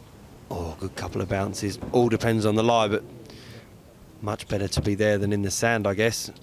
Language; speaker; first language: English; native; English